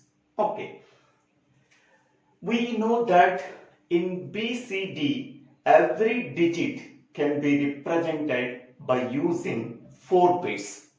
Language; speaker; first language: English; non-native, local second language; Telugu